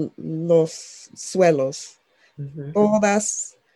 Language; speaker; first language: Spanish; non-native, fluent; English